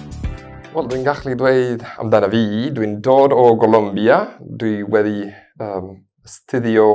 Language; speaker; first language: Welsh; non-native, learner; Spanish